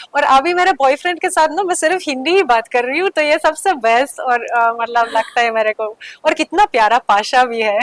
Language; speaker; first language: Hindi; non-native, fluent; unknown